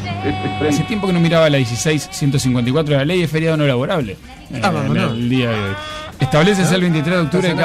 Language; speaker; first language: Spanish; native; Spanish